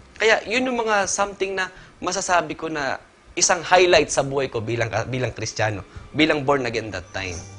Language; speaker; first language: Filipino; native; Filipino